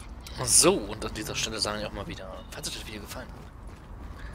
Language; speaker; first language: German; native; German